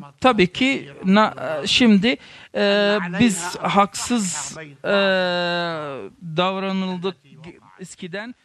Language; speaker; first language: Turkish; non-native, fluent; Arabic